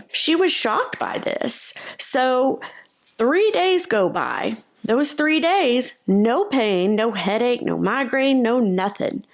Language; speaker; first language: English; native; English